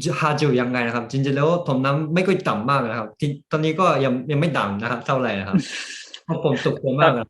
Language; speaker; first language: Thai; early bilingual, heritage; Japanese